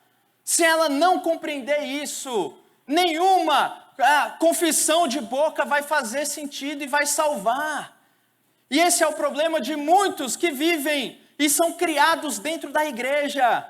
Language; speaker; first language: Portuguese; native; Portuguese